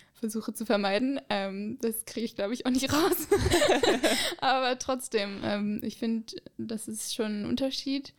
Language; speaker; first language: German; native; German